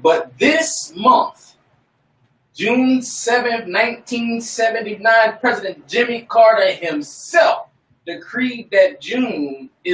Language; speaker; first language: English; native; English